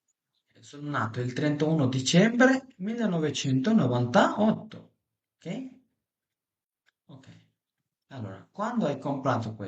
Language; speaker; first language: Italian; non-native, fluent; Bangla